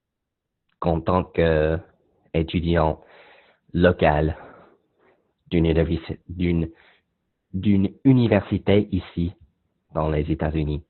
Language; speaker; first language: French; non-native, learner; English